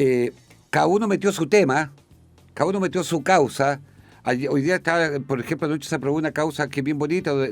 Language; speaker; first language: Spanish; native; Spanish